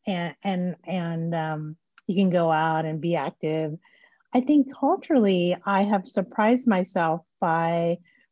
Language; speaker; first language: English; native; English